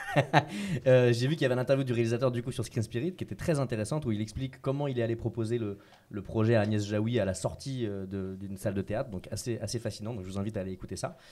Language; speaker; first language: French; native; French